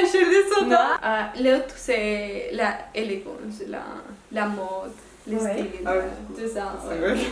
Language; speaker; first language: French; non-native, local second language; Spanish